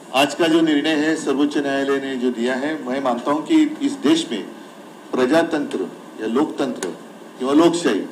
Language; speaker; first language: Hindi; non-native, local second language; Marathi